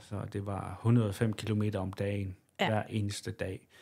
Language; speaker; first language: Danish; non-native, local second language; Kalaallisut